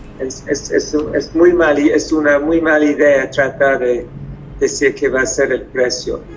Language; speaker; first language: Spanish; non-native, fluent; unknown